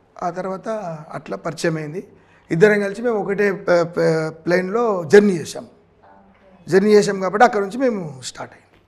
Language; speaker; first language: Telugu; native; Telugu